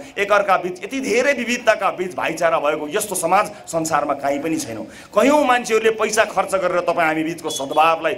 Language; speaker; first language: Nepali; native; Nepali